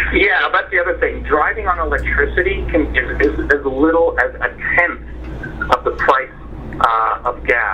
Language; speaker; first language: English; native; English